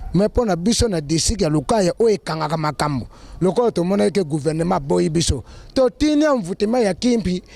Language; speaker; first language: Lingala; non-native, local second language; Kongo